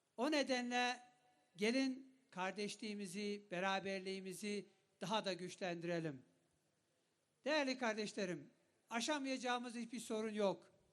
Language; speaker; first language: Turkish; non-native, local second language; Kurdish